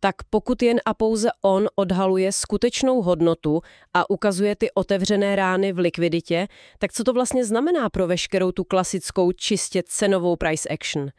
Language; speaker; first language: Czech; native; Czech